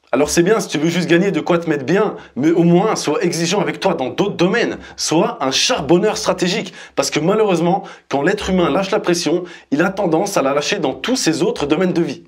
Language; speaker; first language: French; native; French